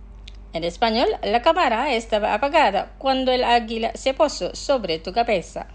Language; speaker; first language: Spanish; non-native, fluent; Indonesian